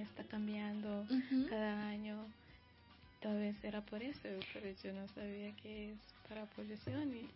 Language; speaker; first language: Spanish; non-native, learner; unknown